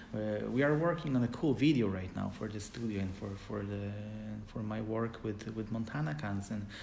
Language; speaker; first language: English; non-native, fluent; Polish